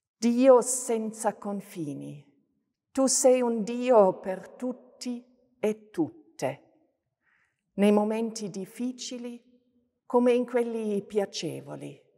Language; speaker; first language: Italian; non-native, fluent; German